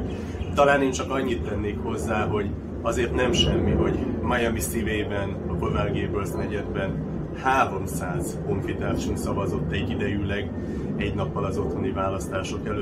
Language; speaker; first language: Hungarian; native; Hungarian